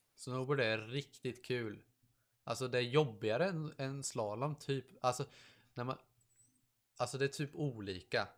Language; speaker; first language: Swedish; native; Swedish